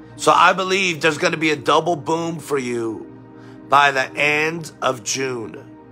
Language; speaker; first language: English; native; English